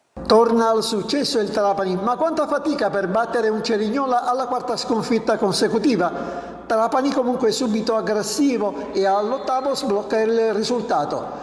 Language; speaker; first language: Italian; native; Italian